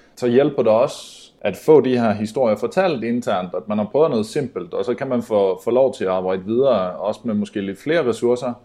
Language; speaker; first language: Danish; native; Danish